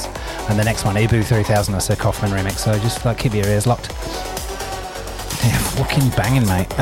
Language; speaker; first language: English; native; English